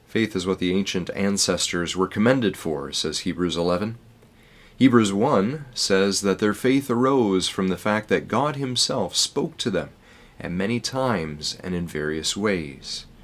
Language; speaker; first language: English; native; English